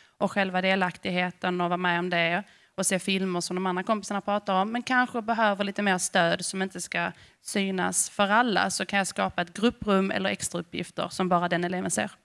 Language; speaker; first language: Swedish; native; Swedish